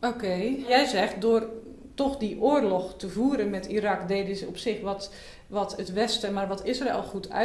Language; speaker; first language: Dutch; native; Dutch